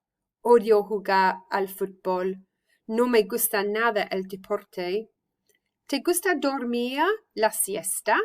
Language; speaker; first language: Spanish; non-native, fluent; English